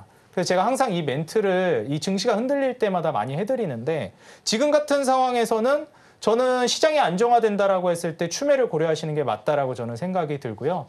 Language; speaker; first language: Korean; native; Korean